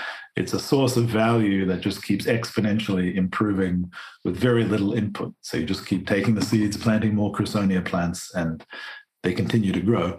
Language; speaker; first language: English; native; English